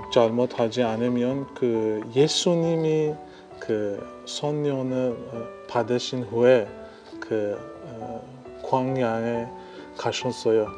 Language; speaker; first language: Korean; non-native, learner; Persian